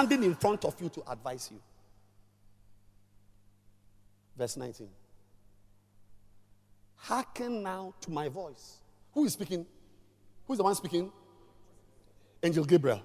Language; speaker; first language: English; non-native, local second language; Ewe